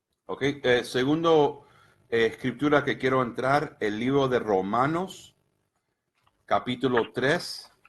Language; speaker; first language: Spanish; early bilingual, heritage; Spanish